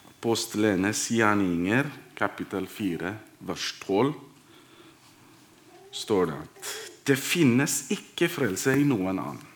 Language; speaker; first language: Norwegian; non-native, fluent; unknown